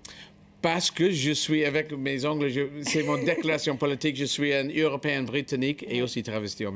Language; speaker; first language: French; non-native, fluent; English